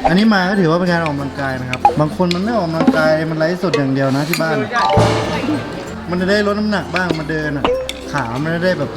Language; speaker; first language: Thai; native; Thai